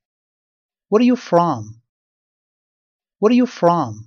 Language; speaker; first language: English; non-native, learner; Persian